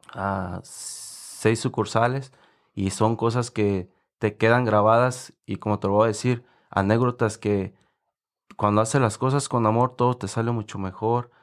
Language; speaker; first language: Spanish; native; Spanish